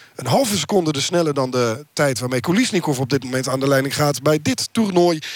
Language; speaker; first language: Dutch; native; Dutch